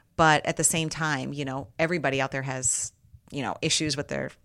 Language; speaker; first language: English; native; English